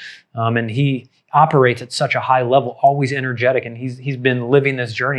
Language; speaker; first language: English; native; English